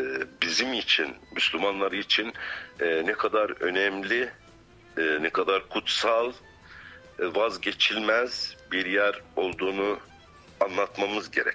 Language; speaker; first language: Turkish; non-native, fluent; Arabic